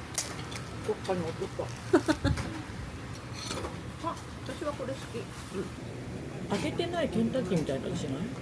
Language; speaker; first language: Japanese; native; Japanese